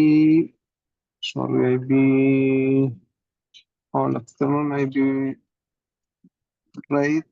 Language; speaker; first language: English; non-native, learner; Spanish